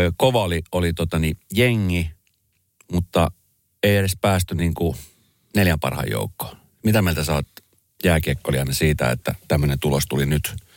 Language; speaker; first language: Finnish; early bilingual, other home language; Spanish